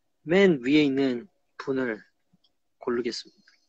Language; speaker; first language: Korean; native; Korean